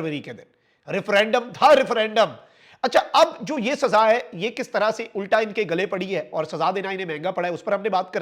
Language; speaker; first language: Urdu; native; Urdu